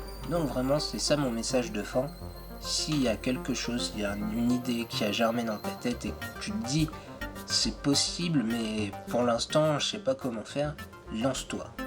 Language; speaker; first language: French; native; French